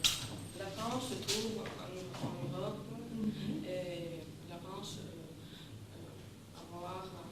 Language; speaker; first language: French; non-native, learner; Russian